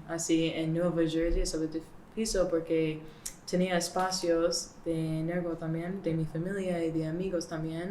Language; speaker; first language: Spanish; non-native, learner; English